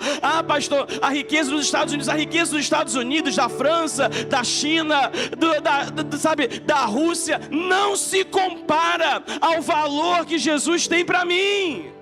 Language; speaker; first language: Portuguese; native; Portuguese